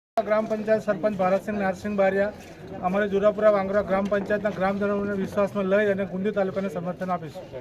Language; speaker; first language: Gujarati; native; Gujarati